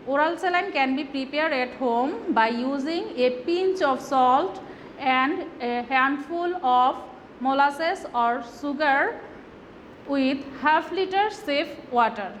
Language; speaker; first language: English; non-native, local second language; Bangla